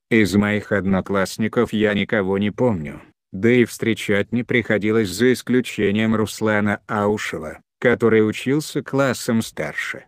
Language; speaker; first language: Russian; non-native, local second language; Chechen